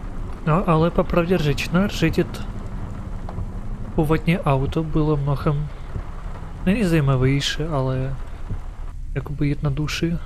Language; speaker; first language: Czech; non-native, learner; Ukrainian